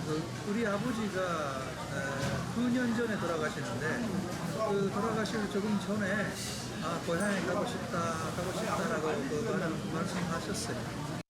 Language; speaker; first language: Korean; early bilingual, heritage; Japanese